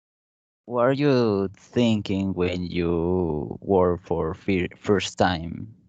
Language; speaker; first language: English; non-native, learner; Spanish